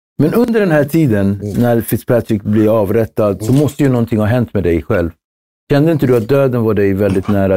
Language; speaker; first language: Swedish; native; Swedish